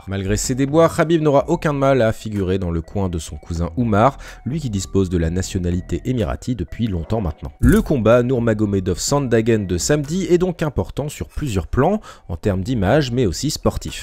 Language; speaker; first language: French; native; French